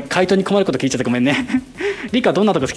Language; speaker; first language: Japanese; native; Japanese